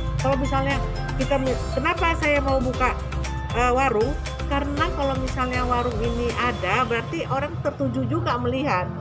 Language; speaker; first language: Indonesian; native; Indonesian